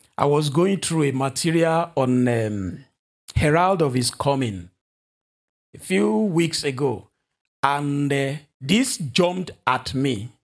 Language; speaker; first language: English; non-native, local second language; Yoruba